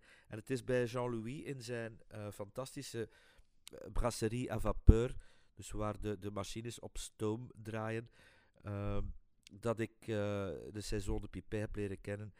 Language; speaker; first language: Dutch; native; Dutch